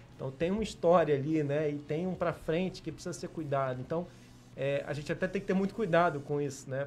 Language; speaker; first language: Portuguese; native; Portuguese